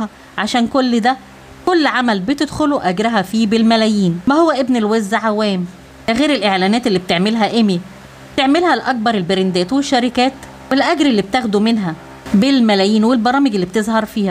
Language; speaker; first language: Arabic; native; Arabic